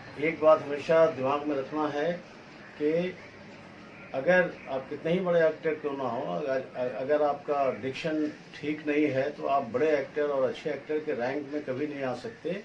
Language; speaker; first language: Hindi; native; Hindi